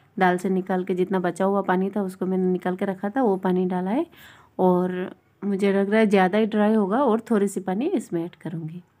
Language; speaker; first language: Hindi; non-native, local second language; Bangla